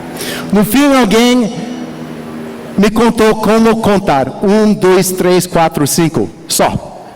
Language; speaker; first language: Portuguese; non-native, learner; English